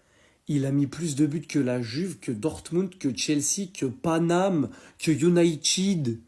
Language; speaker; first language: French; native; French